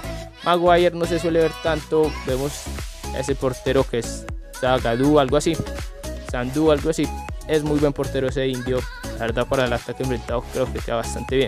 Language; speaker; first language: Spanish; native; Spanish